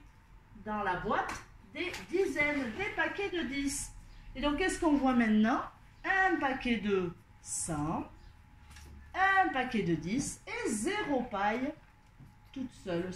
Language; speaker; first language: French; native; French